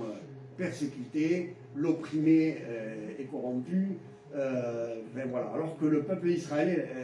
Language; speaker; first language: French; native; French